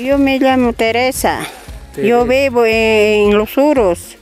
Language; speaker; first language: Spanish; non-native, local second language; Aymara